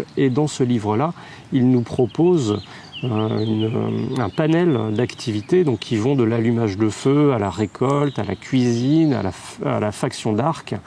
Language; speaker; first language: French; native; French